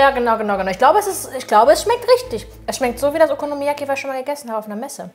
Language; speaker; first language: German; native; German